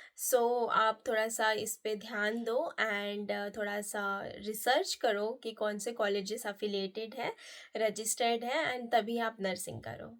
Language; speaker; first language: Hindi; non-native, local second language; Nepali